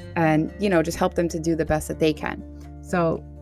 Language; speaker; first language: English; native; English